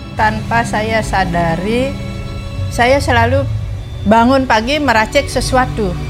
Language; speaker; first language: Indonesian; non-native, local second language; Balinese